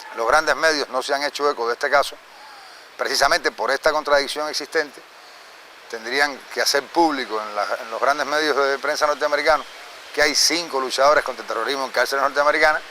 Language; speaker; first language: Spanish; native; Spanish